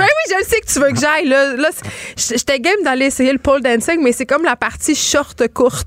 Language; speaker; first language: French; native; French